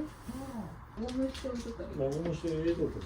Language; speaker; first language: Japanese; native; Japanese